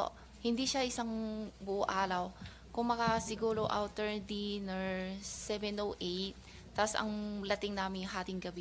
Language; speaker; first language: Filipino; non-native, learner; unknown